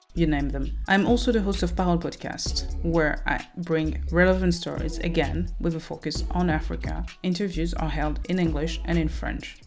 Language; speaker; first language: English; non-native, fluent; Rundi